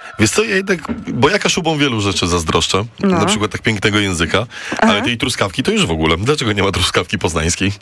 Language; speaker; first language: Polish; native; Polish